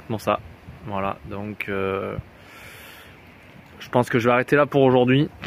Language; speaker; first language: French; native; French